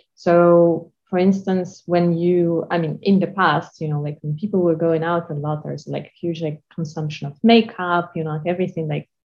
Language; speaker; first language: English; non-native, fluent; Russian